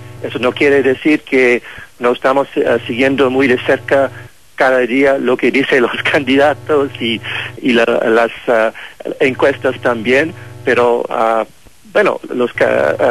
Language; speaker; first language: Spanish; non-native, fluent; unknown